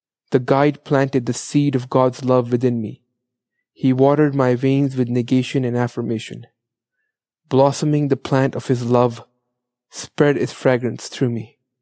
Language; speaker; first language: English; non-native, local second language; Punjabi